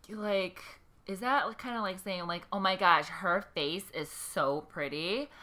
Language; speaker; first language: English; early bilingual, other home language; Korean